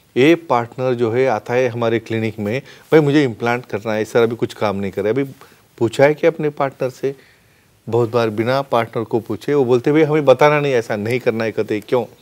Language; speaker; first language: Hindi; non-native, local second language; Marathi